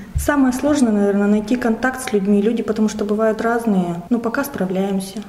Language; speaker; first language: Russian; native; Russian